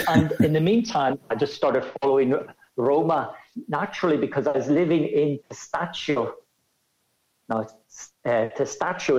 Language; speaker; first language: English; native; English